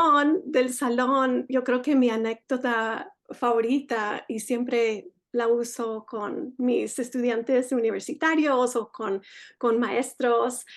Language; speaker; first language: Spanish; early bilingual, heritage; Spanish